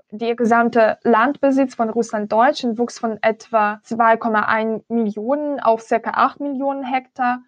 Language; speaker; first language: German; non-native, fluent; Russian